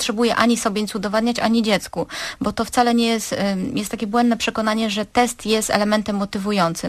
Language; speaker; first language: Polish; native; Polish